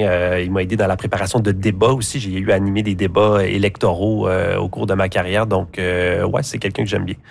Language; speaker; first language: French; native; French